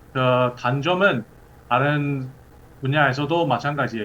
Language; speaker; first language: Korean; early bilingual, heritage; English